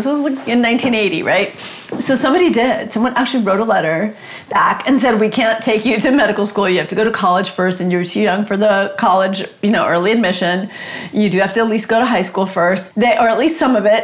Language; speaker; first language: English; native; English